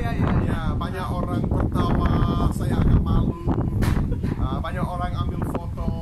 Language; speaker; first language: Indonesian; non-native, fluent; English